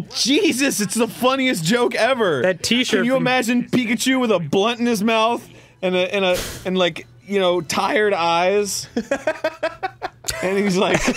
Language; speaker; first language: English; native; English